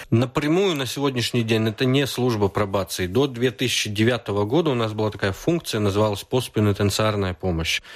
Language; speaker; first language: Russian; native; Russian